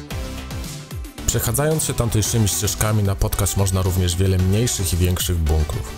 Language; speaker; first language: Polish; native; Polish